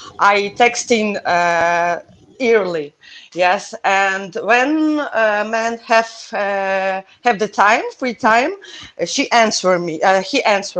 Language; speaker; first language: English; non-native, learner; Russian